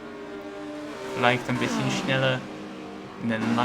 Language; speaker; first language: German; non-native, learner; English